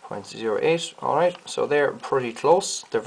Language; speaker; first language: English; native; English